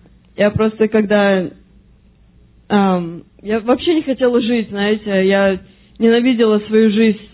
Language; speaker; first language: Russian; early bilingual, heritage; Russian